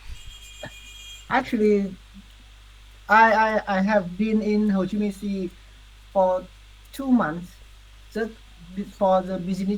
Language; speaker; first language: English; non-native, learner; Vietnamese